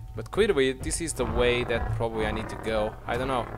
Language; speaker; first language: English; non-native, fluent; Portuguese